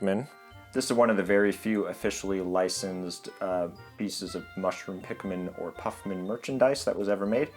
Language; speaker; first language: English; native; English